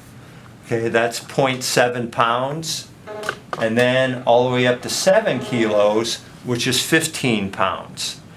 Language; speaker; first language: English; native; English